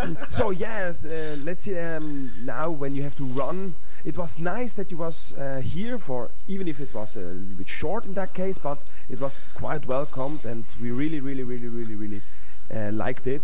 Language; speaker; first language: English; non-native, fluent; German